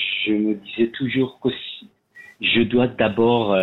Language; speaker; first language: French; non-native, learner; Persian